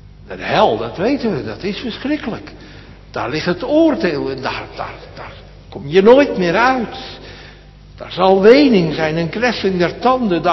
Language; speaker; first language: Dutch; native; Dutch